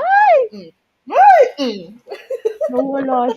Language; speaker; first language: Filipino; native; Filipino